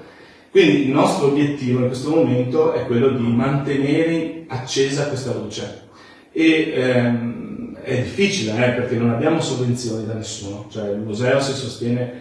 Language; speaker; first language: Italian; native; Italian